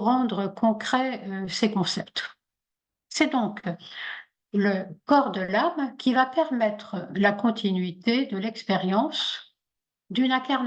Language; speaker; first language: French; native; French